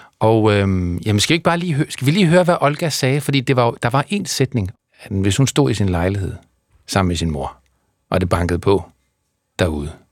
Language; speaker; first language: Danish; native; Danish